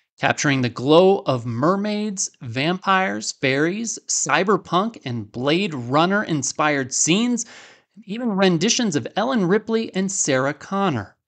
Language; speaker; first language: English; native; English